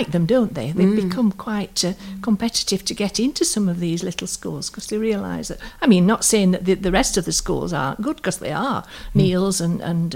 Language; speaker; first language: English; native; English